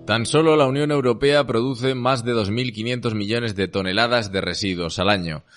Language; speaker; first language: Spanish; native; Spanish